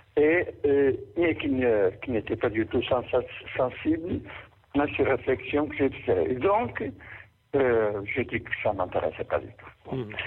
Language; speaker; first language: French; non-native, fluent; Portuguese